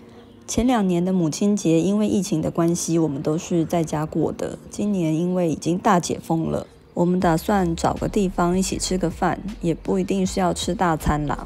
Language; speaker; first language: Chinese; native; Chinese